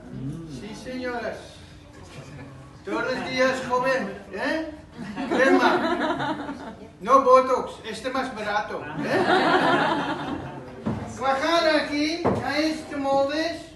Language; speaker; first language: Spanish; non-native, learner; Dutch